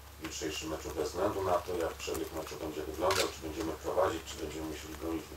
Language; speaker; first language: Polish; native; Polish